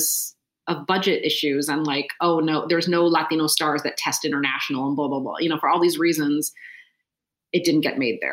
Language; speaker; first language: English; native; English